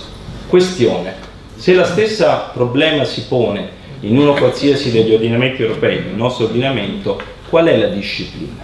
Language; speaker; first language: Italian; native; Italian